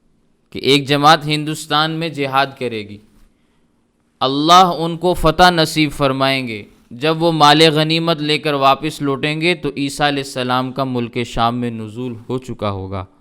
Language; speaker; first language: Urdu; native; Urdu